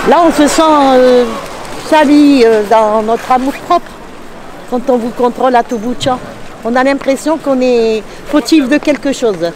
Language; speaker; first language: French; native; French